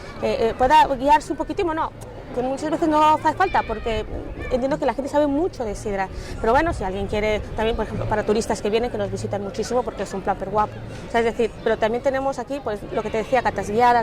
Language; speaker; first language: Spanish; native; Spanish